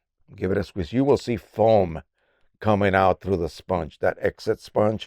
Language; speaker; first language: English; native; English